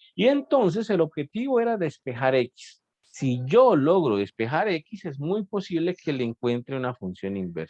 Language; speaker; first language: Spanish; native; Spanish